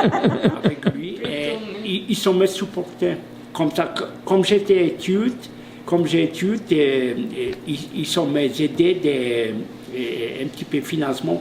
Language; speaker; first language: French; non-native, fluent; Polish